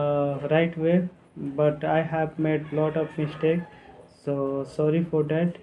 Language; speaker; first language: English; non-native, learner; Hindi